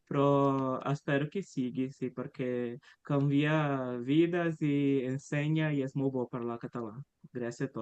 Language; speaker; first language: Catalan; non-native, learner; Portuguese